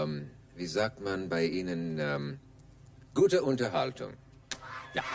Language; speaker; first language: German; non-native, learner; English